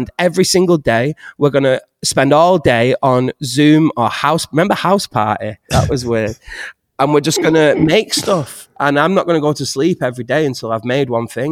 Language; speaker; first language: English; native; English